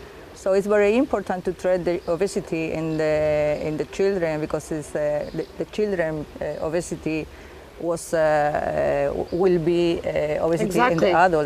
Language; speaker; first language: English; non-native, learner; Spanish